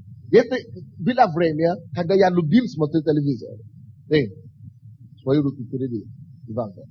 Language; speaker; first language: Russian; non-native, fluent; Yoruba